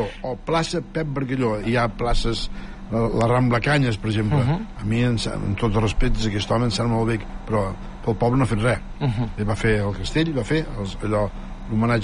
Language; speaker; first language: Catalan; native; Catalan